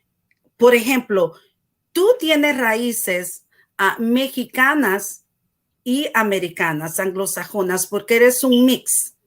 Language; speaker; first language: Spanish; native; Spanish